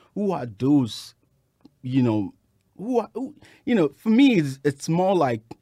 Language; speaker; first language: English; non-native, local second language; Yoruba